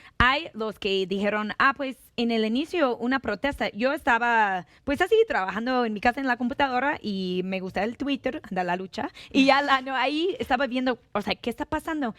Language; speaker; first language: Spanish; non-native, fluent; English